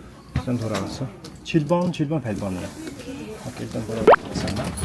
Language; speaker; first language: Korean; non-native, fluent; Mongolian